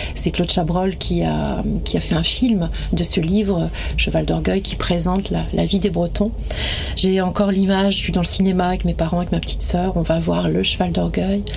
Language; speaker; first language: French; native; French